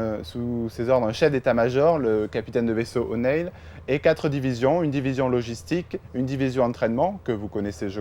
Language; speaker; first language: French; native; French